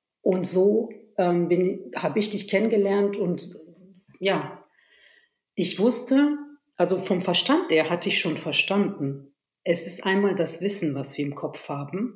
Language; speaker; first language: German; early bilingual, other home language; Turkish